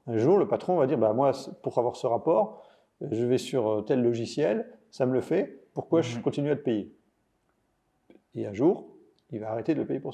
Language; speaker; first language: French; native; French